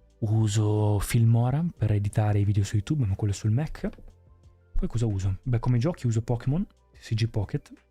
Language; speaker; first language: Italian; native; Italian